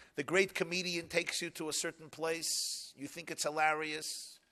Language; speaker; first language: English; native; English